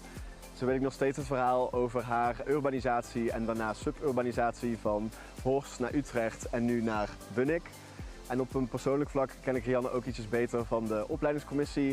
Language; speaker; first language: Dutch; native; Dutch